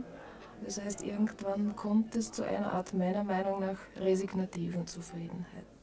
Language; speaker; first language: German; native; German